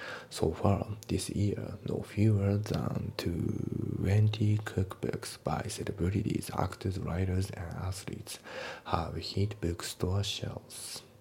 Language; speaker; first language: English; non-native, fluent; Japanese